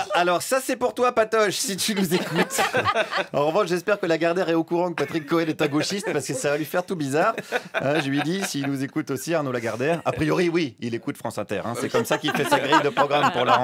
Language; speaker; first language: French; native; French